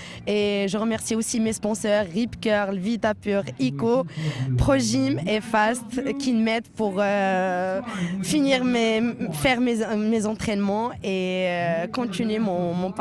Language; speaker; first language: French; non-native, local second language; Arabic